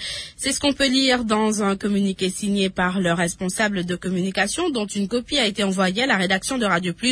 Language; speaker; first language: French; non-native, local second language; Morisyen